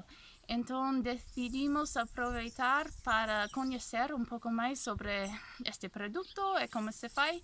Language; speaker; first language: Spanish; non-native, fluent; English